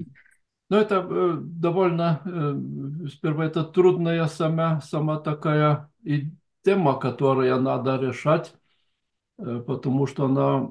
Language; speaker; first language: Russian; non-native, fluent; Lithuanian